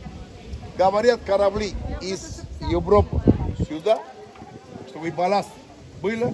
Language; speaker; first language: Russian; non-native, fluent; Spanish